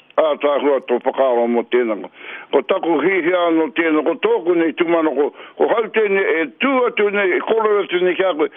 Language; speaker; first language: Māori; native; Māori